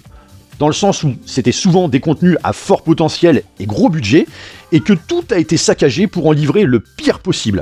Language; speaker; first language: French; native; French